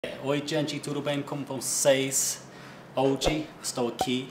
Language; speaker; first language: Portuguese; non-native, learner; English